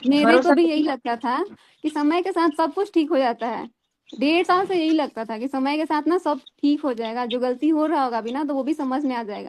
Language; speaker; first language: Hindi; native; Hindi